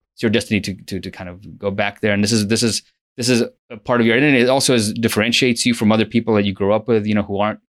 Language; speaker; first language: English; early bilingual, other home language; Russian